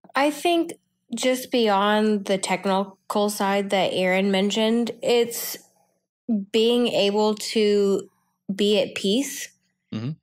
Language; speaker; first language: English; native; English